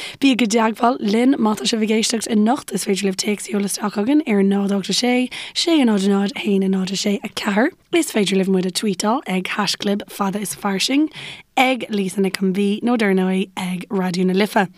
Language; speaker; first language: Irish; native; Irish